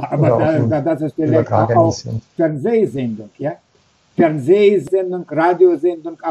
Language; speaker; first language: German; non-native, learner; Russian